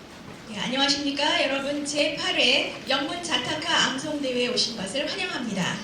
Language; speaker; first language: Korean; native; Korean